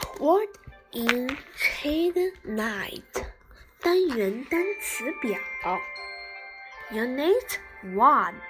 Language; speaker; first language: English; non-native, fluent; Chinese